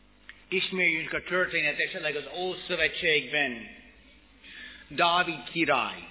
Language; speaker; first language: Hungarian; non-native, fluent; English